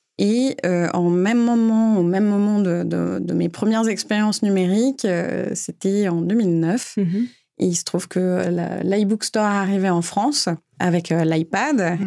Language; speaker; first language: French; native; French